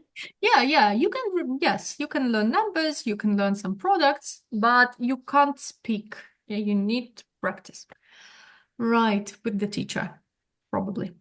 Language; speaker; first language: English; non-native, fluent; Russian